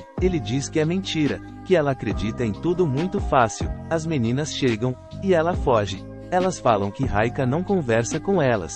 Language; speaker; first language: Portuguese; native; Portuguese